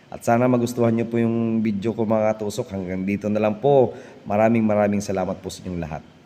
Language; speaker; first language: Filipino; non-native, local second language; Cebuano